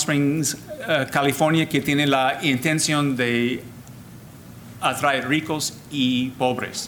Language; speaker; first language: Spanish; non-native, fluent; English